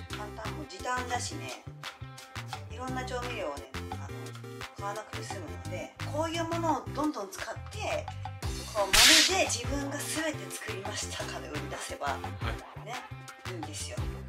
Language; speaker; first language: Japanese; native; Japanese